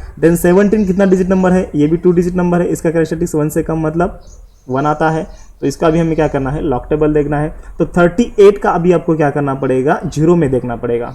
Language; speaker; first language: Hindi; non-native, local second language; Marathi